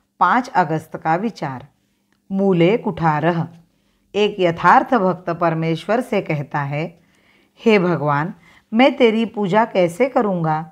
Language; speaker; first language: Hindi; non-native, local second language; Marathi